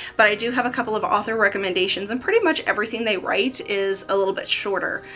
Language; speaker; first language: English; native; English